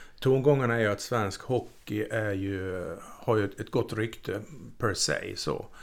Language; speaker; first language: Swedish; native; Swedish